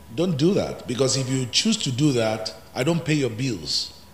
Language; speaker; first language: English; non-native, local second language; Yoruba